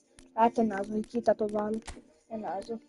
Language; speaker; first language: Greek; non-native, learner; Romanian